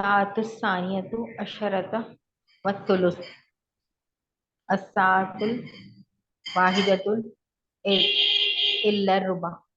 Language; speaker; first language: Arabic; non-native, learner; Urdu